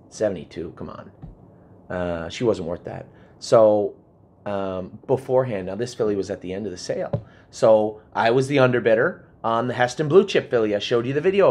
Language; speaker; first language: English; native; English